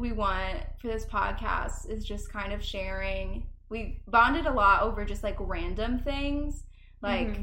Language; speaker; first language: English; native; English